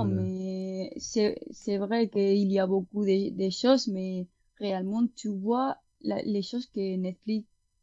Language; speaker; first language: French; non-native, learner; Spanish